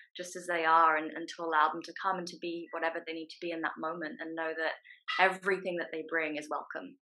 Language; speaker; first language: English; native; English